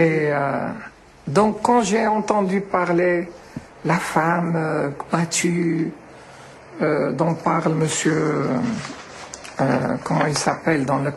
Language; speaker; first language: French; non-native, local second language; Arabic